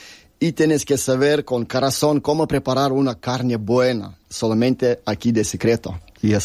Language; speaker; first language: Spanish; non-native, learner; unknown